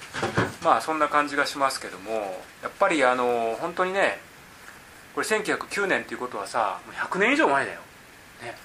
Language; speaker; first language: Japanese; native; Japanese